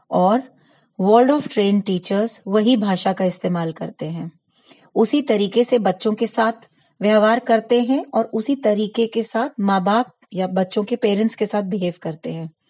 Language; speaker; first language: Hindi; non-native, local second language; Gujarati